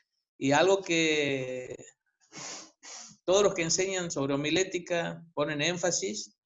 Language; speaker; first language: Spanish; native; Spanish